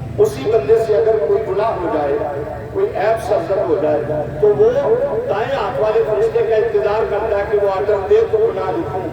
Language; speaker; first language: Urdu; non-native, local second language; Pashto